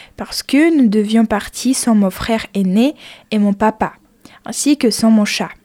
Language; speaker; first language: French; non-native, fluent; Ukrainian